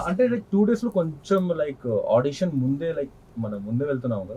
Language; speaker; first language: Telugu; non-native, local second language; Hindi